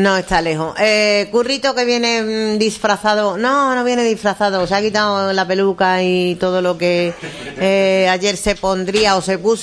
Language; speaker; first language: Spanish; native; Spanish